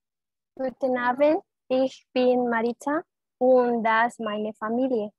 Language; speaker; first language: German; non-native, learner; Spanish